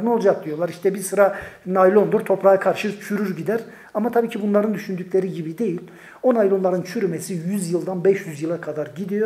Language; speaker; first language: Turkish; native; Turkish